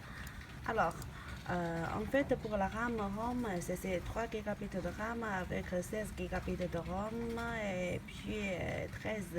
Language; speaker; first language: French; non-native, learner; Chinese